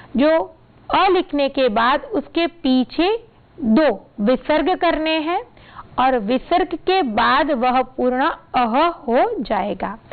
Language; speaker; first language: Hindi; non-native, local second language; Gujarati